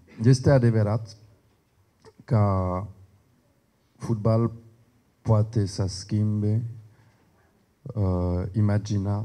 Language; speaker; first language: Romanian; non-native, learner; French